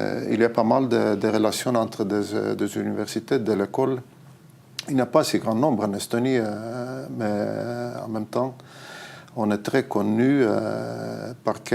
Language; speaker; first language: French; non-native, fluent; Estonian